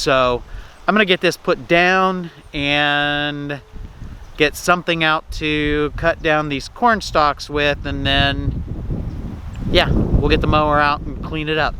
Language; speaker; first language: English; native; English